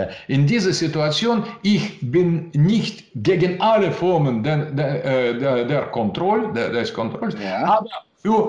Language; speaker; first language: German; non-native, learner; Russian